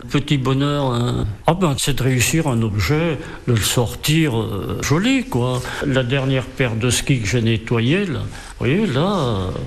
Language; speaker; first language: French; native; French